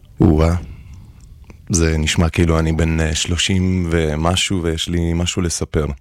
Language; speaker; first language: Hebrew; early bilingual, other home language; Russian